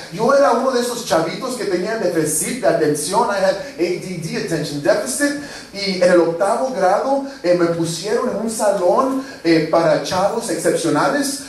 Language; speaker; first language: Spanish; early bilingual, heritage; Spanish